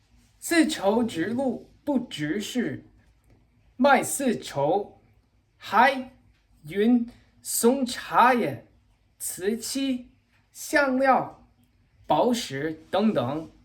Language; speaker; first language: Chinese; non-native, learner; English